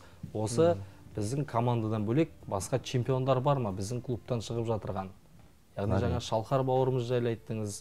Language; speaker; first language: Kazakh; native; Kazakh